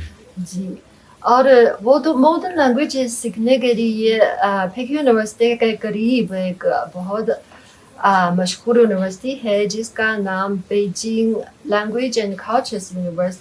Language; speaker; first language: Hindi; non-native, fluent; Chinese